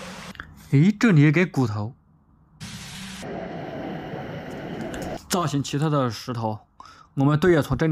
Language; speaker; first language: Chinese; native; Chinese